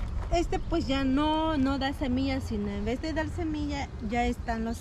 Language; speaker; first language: Spanish; native; Spanish